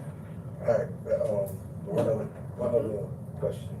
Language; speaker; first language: English; native; English